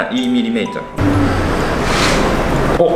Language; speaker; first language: Chinese; non-native, fluent; Japanese